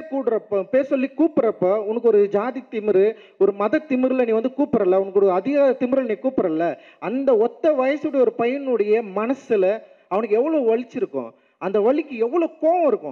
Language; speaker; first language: Tamil; native; Tamil